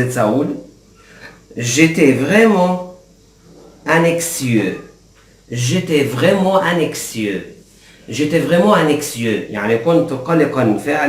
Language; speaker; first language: French; non-native, fluent; Arabic